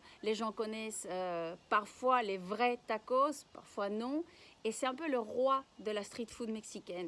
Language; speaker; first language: French; non-native, fluent; Spanish